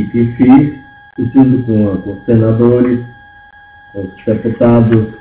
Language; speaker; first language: Portuguese; non-native, local second language; Yanomámi